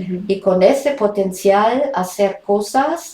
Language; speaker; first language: Spanish; non-native, fluent; German